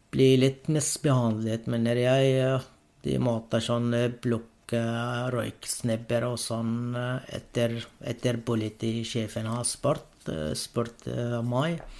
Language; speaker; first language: Norwegian; non-native, fluent; Arabic